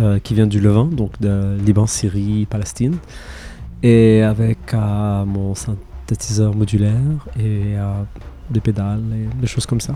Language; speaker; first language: French; non-native, local second language; Arabic